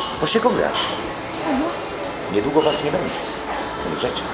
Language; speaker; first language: Polish; native; Polish